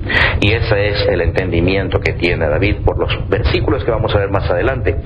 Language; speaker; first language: Spanish; native; Spanish